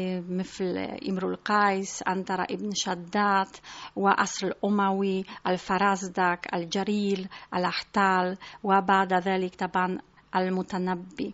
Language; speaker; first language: Arabic; non-native, fluent; Polish